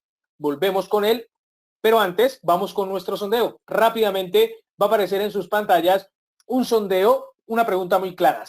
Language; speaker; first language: Spanish; native; Spanish